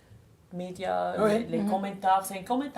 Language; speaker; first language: French; non-native, local second language; German